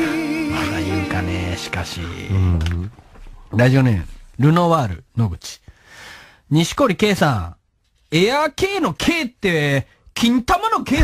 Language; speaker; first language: Japanese; native; Japanese